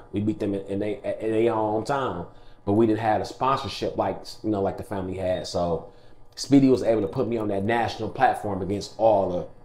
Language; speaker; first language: English; native; English